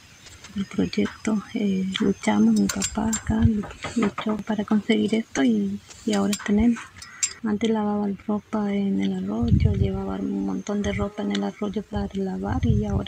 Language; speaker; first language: Spanish; non-native, local second language; Guarani